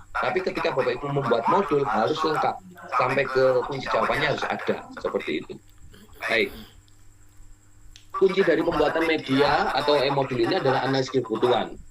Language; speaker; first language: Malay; non-native, local second language; Javanese